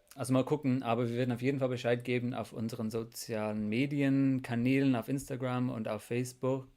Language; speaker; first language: German; non-native, fluent; English